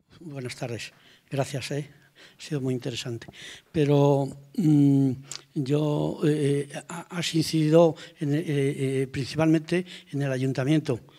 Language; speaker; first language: Spanish; native; Spanish